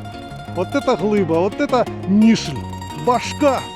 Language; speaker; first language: Russian; native; Russian